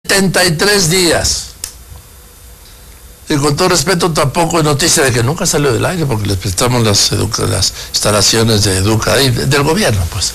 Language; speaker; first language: Spanish; native; Spanish